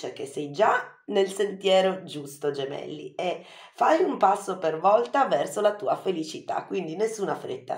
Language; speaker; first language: Italian; native; Italian